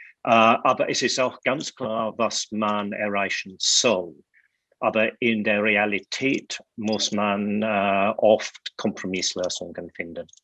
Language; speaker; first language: German; non-native, fluent; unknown